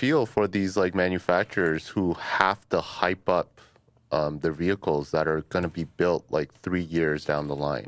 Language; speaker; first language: English; native; English